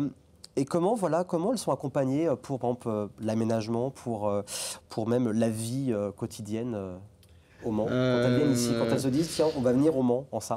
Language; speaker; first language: French; native; French